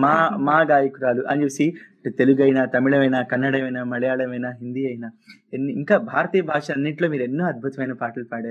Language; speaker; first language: Telugu; native; Telugu